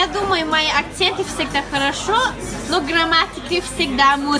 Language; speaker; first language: Russian; non-native, learner; German